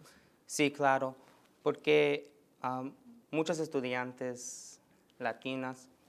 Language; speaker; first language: Spanish; early bilingual, heritage; Spanish